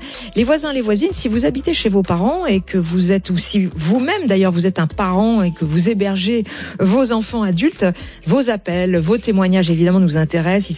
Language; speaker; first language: French; native; French